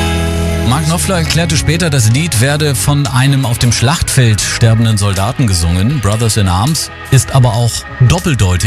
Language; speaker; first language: German; native; German